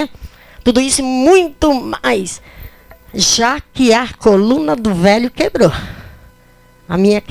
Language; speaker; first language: Portuguese; native; Portuguese